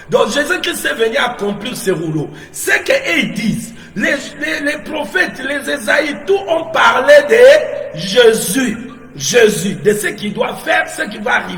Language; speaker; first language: French; non-native, local second language; Lingala